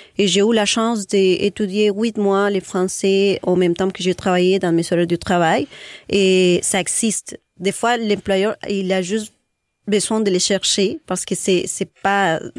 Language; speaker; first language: French; non-native, fluent; Spanish